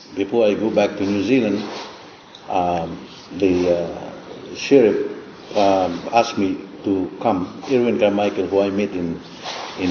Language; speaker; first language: English; non-native, local second language; Cebuano